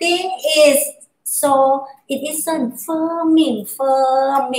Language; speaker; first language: English; non-native, learner; Thai